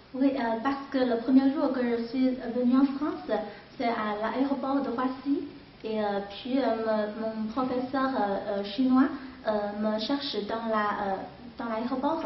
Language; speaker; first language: French; non-native, fluent; Chinese